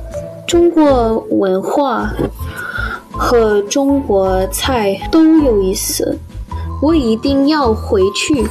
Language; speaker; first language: Chinese; non-native, learner; English